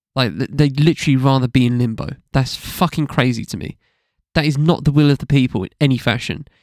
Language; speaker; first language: English; native; English